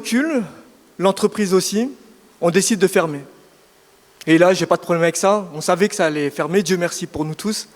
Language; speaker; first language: French; native; French